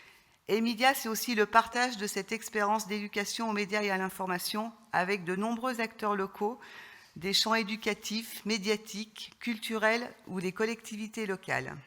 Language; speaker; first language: French; native; French